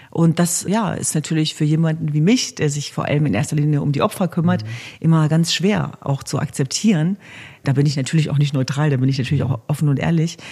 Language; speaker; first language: German; early bilingual, other home language; Kurdish